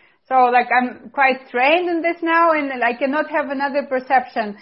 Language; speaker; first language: English; non-native, fluent; Russian